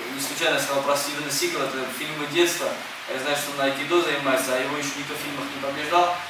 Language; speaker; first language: Russian; early bilingual, other home language; Armenian